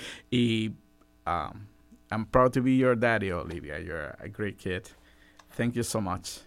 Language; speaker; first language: English; non-native, fluent; Spanish